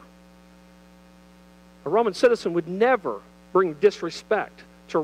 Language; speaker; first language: English; native; English